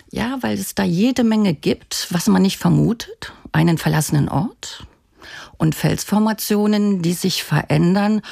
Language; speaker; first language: German; native; German